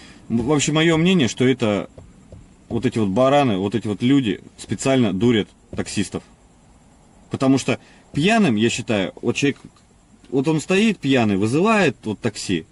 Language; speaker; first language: Russian; native; Russian